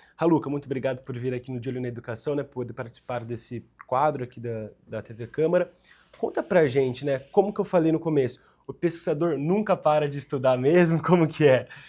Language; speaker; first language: Portuguese; native; Portuguese